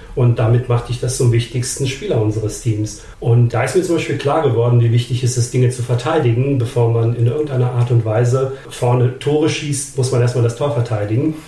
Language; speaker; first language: German; early bilingual, other home language; Serbian